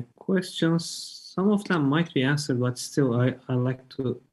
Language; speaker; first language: English; non-native, fluent; Turkish